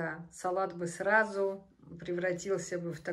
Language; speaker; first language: Russian; native; Russian